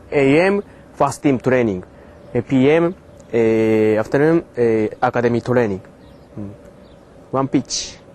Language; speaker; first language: English; non-native, learner; Japanese